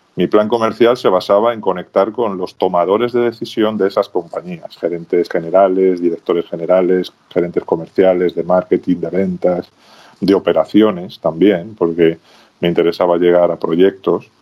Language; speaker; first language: Spanish; native; Spanish